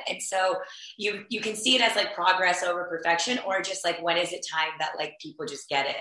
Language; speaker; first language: English; early bilingual, other home language; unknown